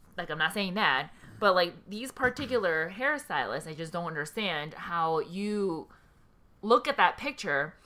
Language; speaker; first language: English; early bilingual, other home language; Korean